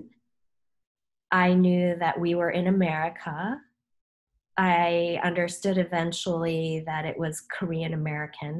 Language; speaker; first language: English; early bilingual, other home language; Korean